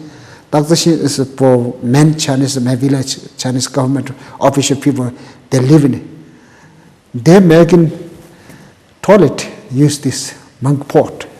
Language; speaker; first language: English; non-native, local second language; Tibetan